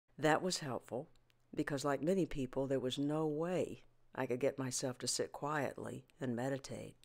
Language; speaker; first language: English; native; English